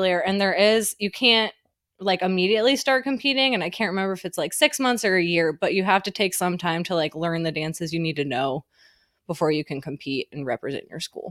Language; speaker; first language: English; native; English